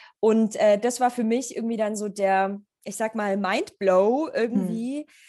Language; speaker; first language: German; early bilingual, other home language; Polish